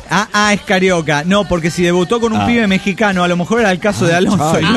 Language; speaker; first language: Spanish; native; Spanish